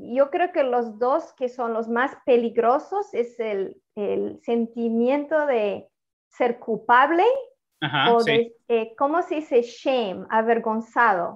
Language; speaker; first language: Spanish; non-native, fluent; Italian